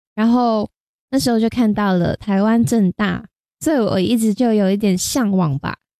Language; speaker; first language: Chinese; non-native, local second language; Cantonese